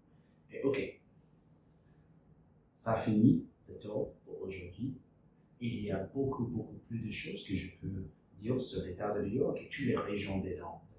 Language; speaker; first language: French; non-native, learner; English